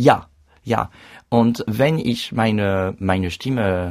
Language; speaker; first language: German; non-native, learner; French